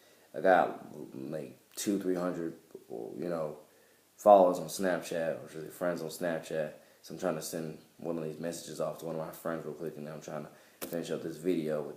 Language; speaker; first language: English; native; English